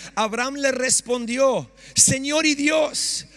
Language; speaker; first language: Spanish; early bilingual, other home language; English